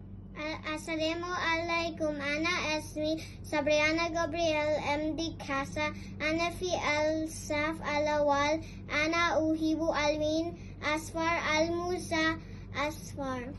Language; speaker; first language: Arabic; non-native, learner; Filipino